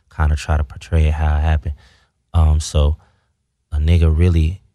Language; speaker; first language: English; native; English